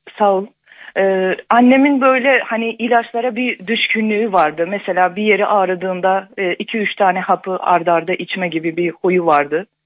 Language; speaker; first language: Turkish; non-native, fluent; Uzbek